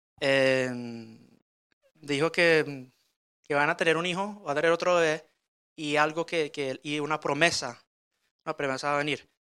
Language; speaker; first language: Spanish; early bilingual, heritage; Spanish